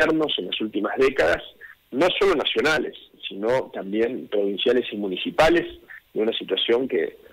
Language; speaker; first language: Spanish; native; Spanish